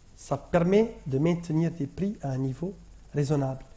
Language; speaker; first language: French; non-native, local second language; Arabic